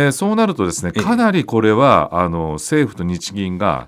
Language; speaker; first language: Japanese; native; Japanese